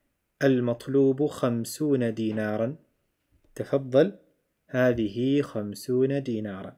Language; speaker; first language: Arabic; non-native, fluent; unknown